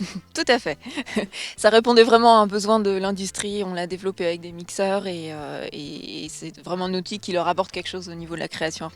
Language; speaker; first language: French; native; French